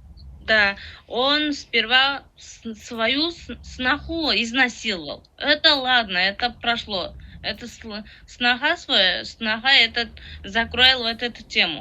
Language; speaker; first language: Russian; non-native, learner; Tajik